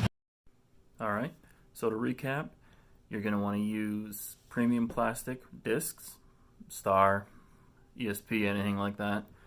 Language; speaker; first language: English; native; English